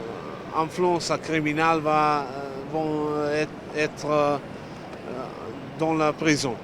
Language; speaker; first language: French; non-native, learner; Serbian